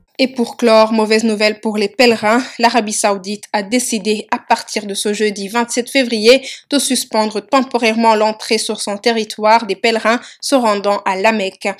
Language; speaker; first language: French; non-native, local second language; Wolof